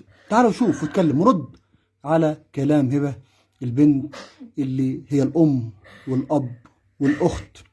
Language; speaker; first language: Arabic; native; Arabic